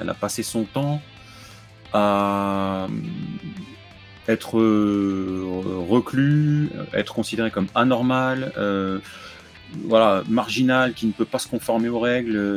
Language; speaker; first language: French; native; French